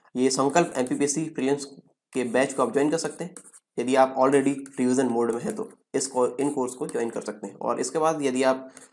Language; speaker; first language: Hindi; native; Hindi